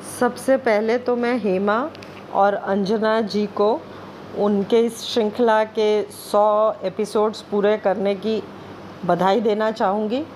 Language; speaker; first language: Hindi; non-native, local second language; Bangla